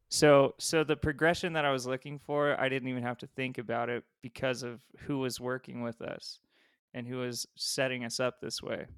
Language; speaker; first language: English; native; English